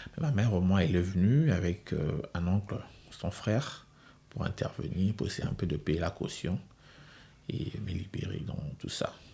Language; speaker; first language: French; non-native, local second language; Lingala